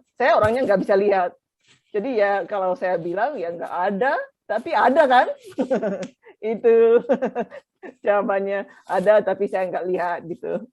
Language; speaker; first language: Indonesian; non-native, fluent; Japanese